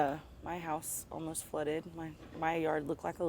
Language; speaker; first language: English; native; English